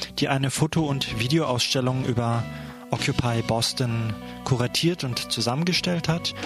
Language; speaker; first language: German; native; German